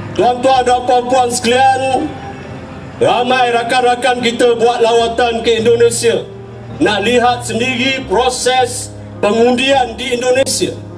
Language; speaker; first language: Malay; native; Malay